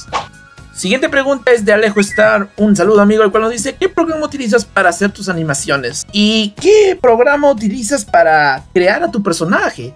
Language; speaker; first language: Spanish; native; Spanish